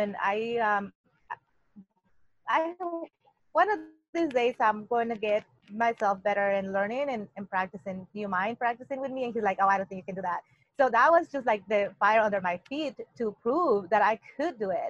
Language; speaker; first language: English; non-native, fluent; Spanish